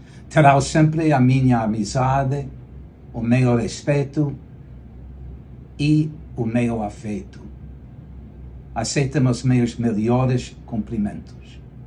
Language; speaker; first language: Portuguese; non-native, learner; English